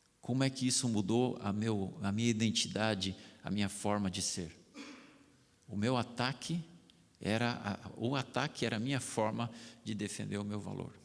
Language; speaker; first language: Portuguese; non-native, local second language; German